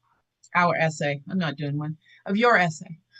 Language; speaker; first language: English; native; English